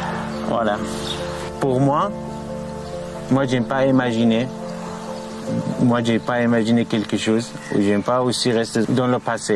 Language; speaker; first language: French; non-native, learner; Arabic